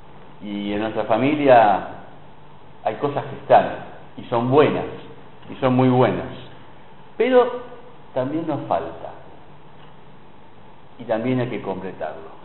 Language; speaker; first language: Spanish; native; Spanish